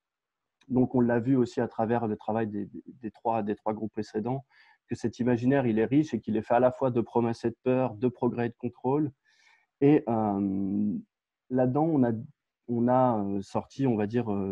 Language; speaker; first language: French; native; French